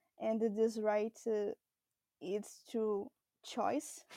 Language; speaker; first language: English; non-native, learner; Portuguese